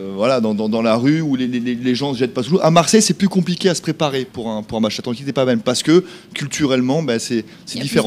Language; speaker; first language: French; native; French